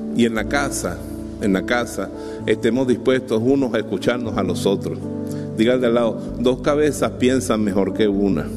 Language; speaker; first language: Spanish; native; Spanish